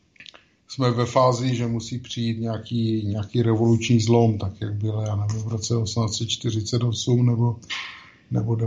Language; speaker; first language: Czech; native; Czech